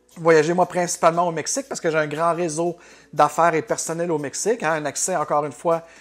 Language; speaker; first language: French; native; French